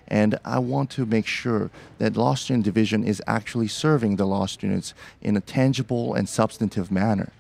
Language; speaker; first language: English; early bilingual, other home language; Korean